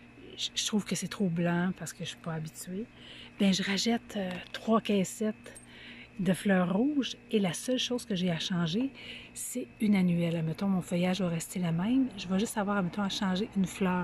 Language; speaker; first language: French; native; French